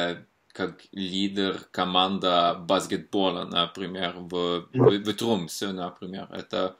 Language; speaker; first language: Russian; non-native, fluent; Norwegian